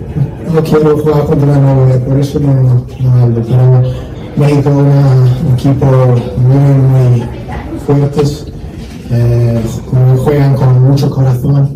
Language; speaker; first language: Spanish; non-native, learner; English